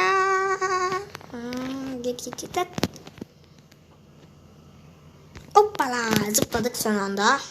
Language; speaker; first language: Turkish; native; Turkish